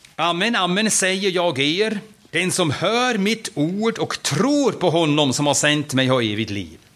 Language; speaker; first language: Swedish; non-native, fluent; German